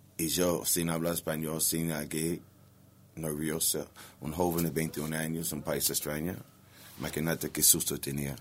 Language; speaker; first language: Spanish; non-native, learner; English